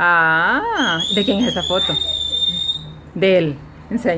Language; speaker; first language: Spanish; native; Spanish